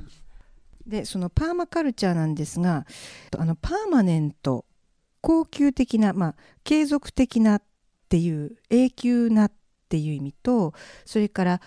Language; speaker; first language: Japanese; native; Japanese